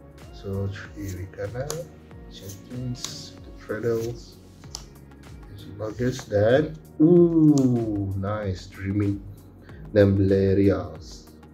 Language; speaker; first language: English; non-native, local second language; Malay